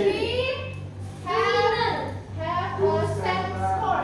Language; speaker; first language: English; non-native, learner; Indonesian